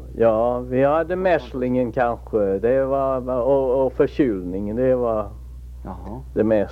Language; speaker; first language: Swedish; early bilingual, heritage; Swedish